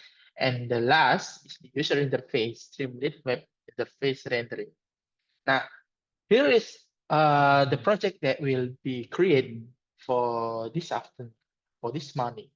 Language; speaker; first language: English; non-native, learner; Indonesian